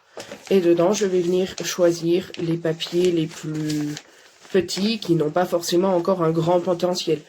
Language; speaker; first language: French; native; French